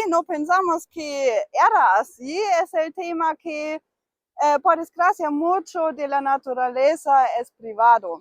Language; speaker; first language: Spanish; non-native, fluent; German